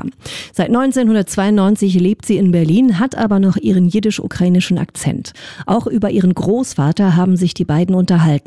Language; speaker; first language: German; native; German